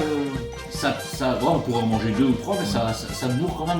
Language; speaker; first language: French; native; French